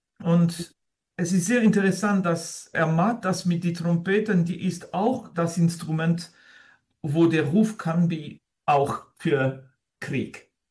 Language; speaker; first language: German; non-native, fluent; French